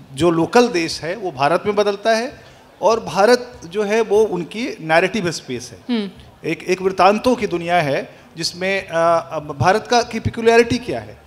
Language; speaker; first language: Hindi; native; Hindi